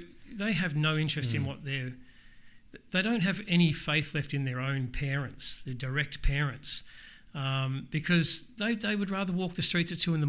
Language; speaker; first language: English; native; English